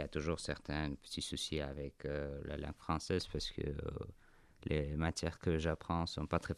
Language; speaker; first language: French; non-native, fluent; Armenian